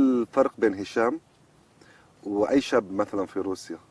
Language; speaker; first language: Arabic; native; Arabic